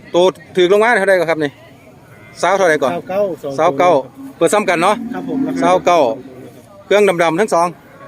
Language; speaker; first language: Thai; native; Thai